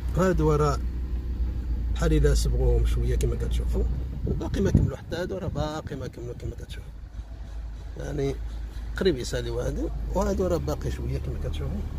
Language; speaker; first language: Arabic; native; Arabic